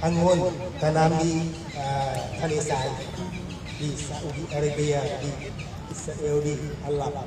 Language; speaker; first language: Indonesian; non-native, learner; Thai